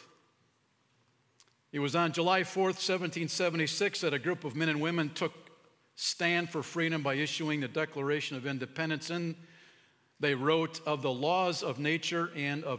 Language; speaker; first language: English; native; English